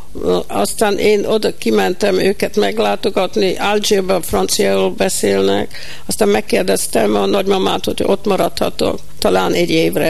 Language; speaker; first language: Hungarian; early bilingual, heritage; Hungarian